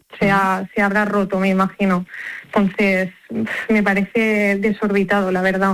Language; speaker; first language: Spanish; native; Spanish